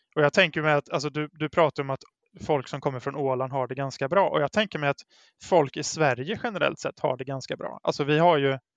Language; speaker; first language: Swedish; native; Swedish